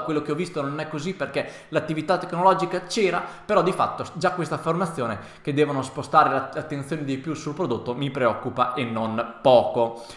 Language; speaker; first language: Italian; native; Italian